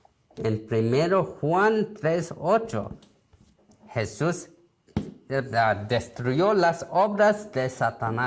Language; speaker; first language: Spanish; non-native, learner; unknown